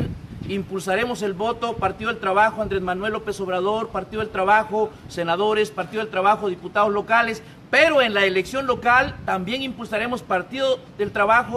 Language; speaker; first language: Spanish; native; Spanish